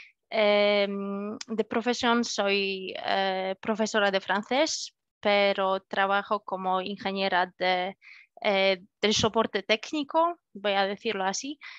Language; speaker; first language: Spanish; non-native, learner; Polish